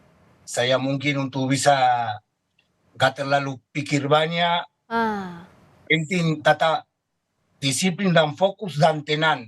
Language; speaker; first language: Indonesian; non-native, fluent; Spanish